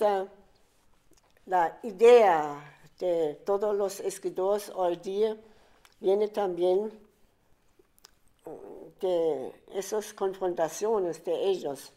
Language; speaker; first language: Spanish; non-native, fluent; German